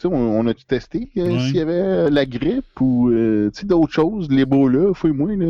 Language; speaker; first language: French; native; French